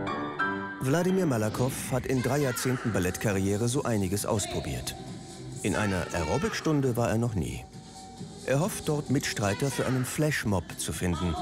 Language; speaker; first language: German; native; German